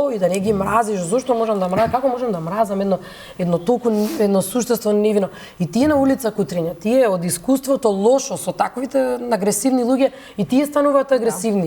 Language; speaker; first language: Macedonian; native; Macedonian